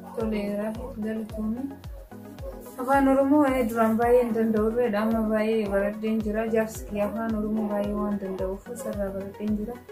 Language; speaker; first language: Oromo; non-native, learner; Arabic